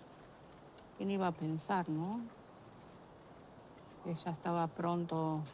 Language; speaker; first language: Spanish; early bilingual, other home language; Chinese